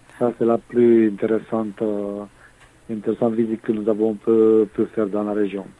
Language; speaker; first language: French; non-native, fluent; Romanian